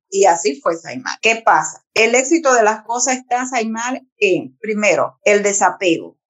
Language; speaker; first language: Spanish; native; Spanish